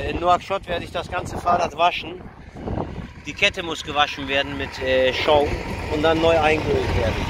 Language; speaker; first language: German; early bilingual, other home language; Turkish